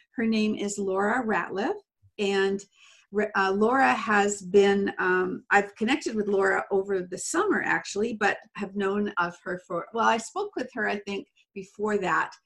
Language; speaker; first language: English; native; English